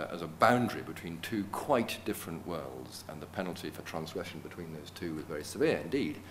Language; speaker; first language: English; native; English